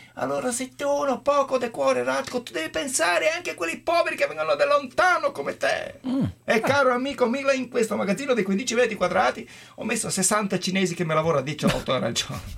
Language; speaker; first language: Italian; non-native, fluent; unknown